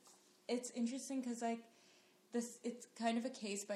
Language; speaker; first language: English; non-native, local second language; Sinhala